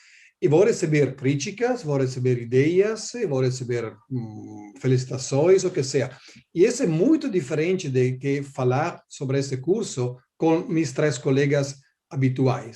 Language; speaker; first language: Portuguese; non-native, learner; Italian